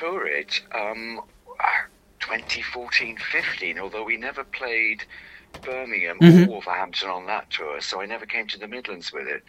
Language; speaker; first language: English; native; English